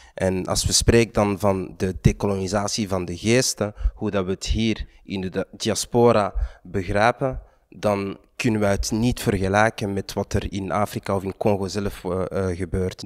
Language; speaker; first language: Dutch; early bilingual, other home language; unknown